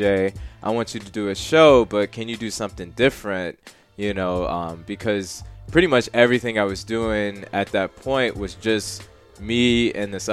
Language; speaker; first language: English; native; English